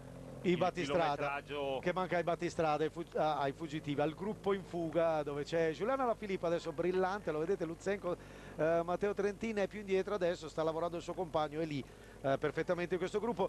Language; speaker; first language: Italian; native; Italian